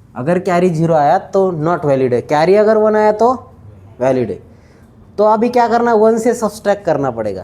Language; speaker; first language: Hindi; non-native, local second language; Marathi